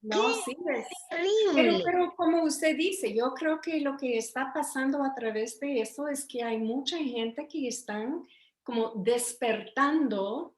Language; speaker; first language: Spanish; early bilingual, heritage; Spanish